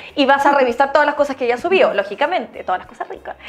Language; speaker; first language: Spanish; native; Spanish